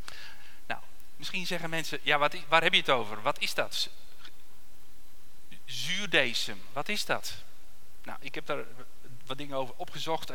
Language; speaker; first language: Dutch; native; Dutch